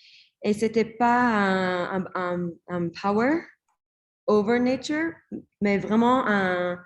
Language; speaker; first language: French; non-native, learner; English